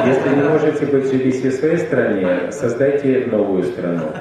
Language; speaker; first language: Russian; native; Russian